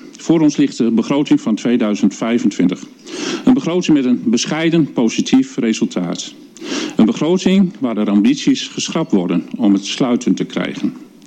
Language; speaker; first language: Dutch; native; Dutch